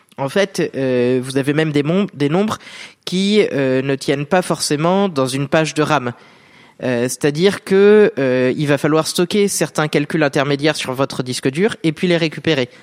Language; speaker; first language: French; native; French